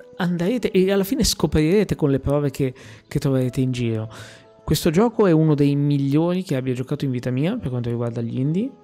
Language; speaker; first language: Italian; native; Italian